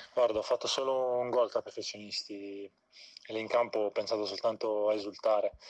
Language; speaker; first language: Italian; native; Italian